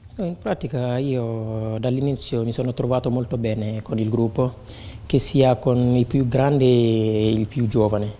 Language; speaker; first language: Italian; non-native, fluent; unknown